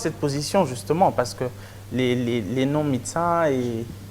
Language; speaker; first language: French; non-native, local second language; Lingala